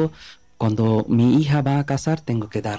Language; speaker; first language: Spanish; non-native, learner; Bangla